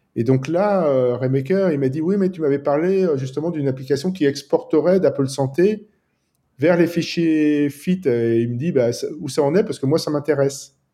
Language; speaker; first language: French; native; French